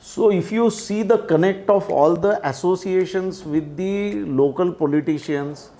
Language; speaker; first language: English; non-native, local second language; Marathi